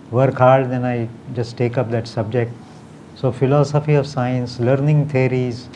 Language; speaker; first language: English; non-native, local second language; Marathi